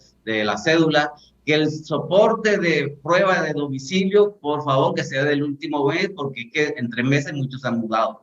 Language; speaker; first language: Spanish; native; Spanish